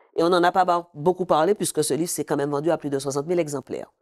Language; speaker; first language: French; native; French